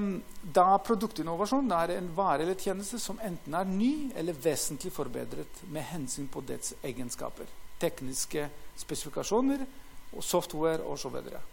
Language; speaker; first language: Norwegian; non-native, fluent; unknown